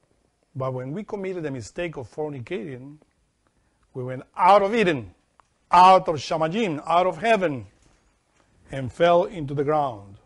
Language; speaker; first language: English; non-native, fluent; Spanish